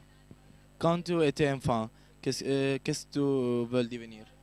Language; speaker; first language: French; non-native, learner; Italian